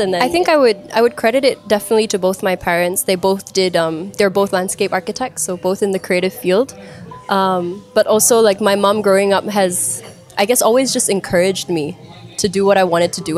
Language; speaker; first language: English; native; English